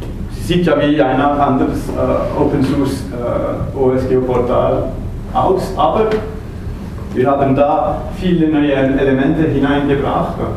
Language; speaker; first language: German; non-native, fluent; French